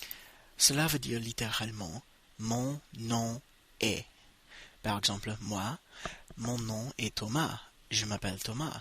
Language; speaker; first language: French; non-native, fluent; English